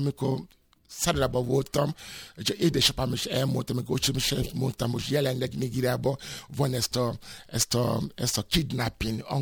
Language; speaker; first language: Hungarian; non-native, fluent; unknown